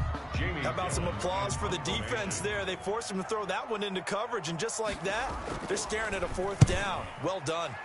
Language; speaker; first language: English; native; English